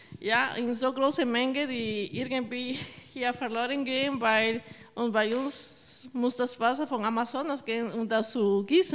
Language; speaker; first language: German; non-native, fluent; Spanish